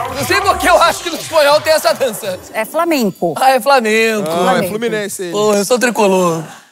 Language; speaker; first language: Portuguese; native; Portuguese